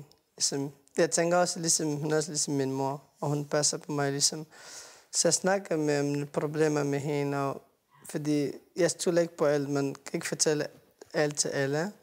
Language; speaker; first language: Danish; non-native, learner; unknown